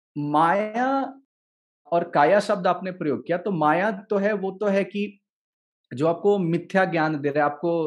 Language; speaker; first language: Hindi; native; Hindi